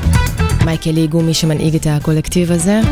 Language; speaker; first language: Hebrew; native; Hebrew